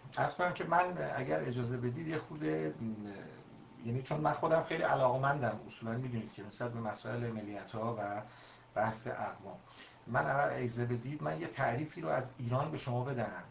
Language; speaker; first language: Persian; non-native, local second language; Azerbaijani